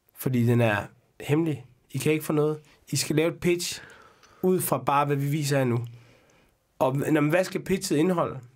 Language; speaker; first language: Danish; early bilingual, other home language; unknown